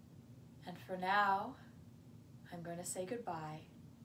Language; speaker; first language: English; native; English